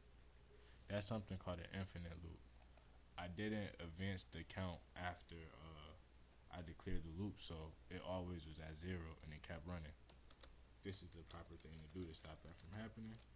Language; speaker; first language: English; native; English